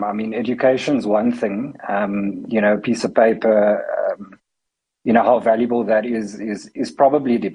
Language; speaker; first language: English; native; English